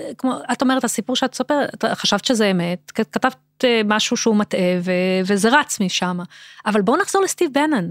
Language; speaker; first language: Hebrew; native; Hebrew